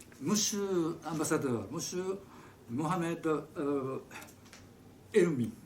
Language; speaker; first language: French; non-native, fluent; Japanese